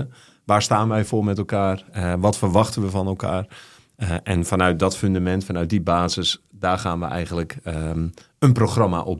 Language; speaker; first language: Dutch; native; Dutch